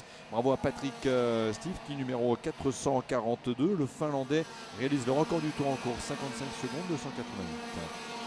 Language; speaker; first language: French; native; French